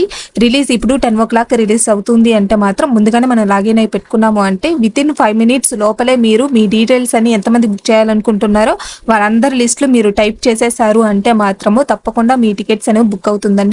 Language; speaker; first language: Telugu; native; Telugu